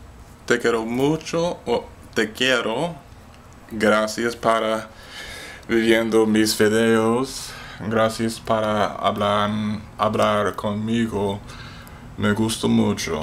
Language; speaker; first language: Spanish; non-native, learner; English